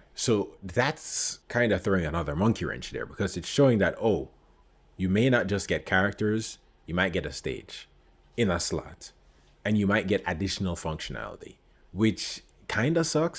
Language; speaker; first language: English; native; English